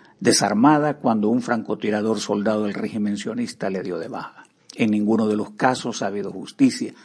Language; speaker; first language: Spanish; native; Spanish